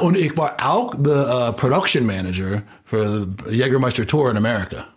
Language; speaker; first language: German; non-native, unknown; English